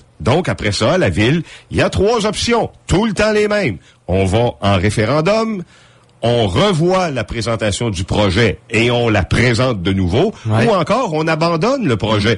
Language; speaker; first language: French; native; French